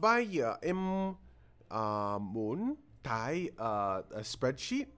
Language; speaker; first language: Vietnamese; non-native, learner; English